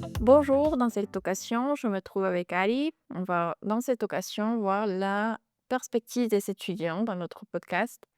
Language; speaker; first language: French; non-native, fluent; Spanish